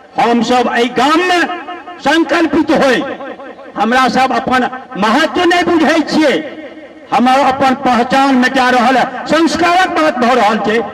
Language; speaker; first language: Maithili; native; Maithili